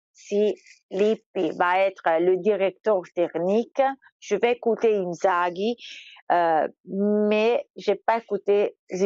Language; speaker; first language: French; non-native, fluent; Italian